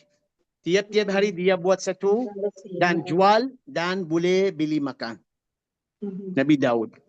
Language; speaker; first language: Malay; non-native, fluent; Arabic